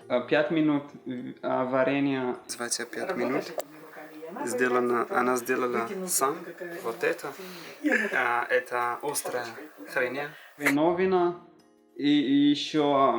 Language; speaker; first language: Russian; non-native, learner; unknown